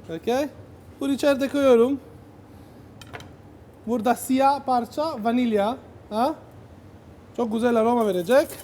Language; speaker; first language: Turkish; non-native, learner; Italian